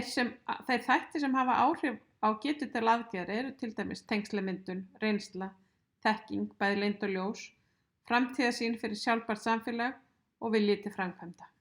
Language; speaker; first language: Icelandic; native; Icelandic